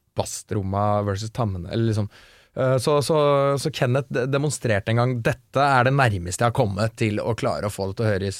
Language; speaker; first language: Norwegian; native; Norwegian